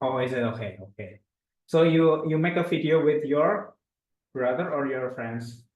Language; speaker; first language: English; non-native, fluent; Indonesian